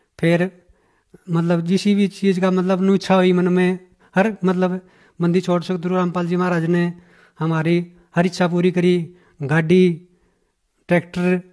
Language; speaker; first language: Hindi; native; Hindi